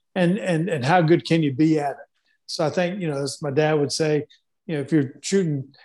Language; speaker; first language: English; native; English